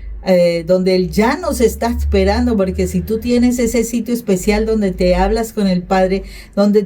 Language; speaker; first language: Spanish; native; Spanish